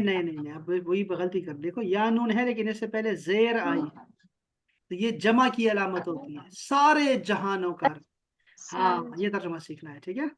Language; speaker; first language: Urdu; native; Urdu